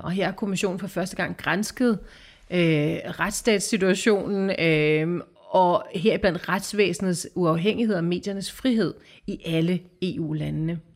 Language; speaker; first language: Danish; native; Danish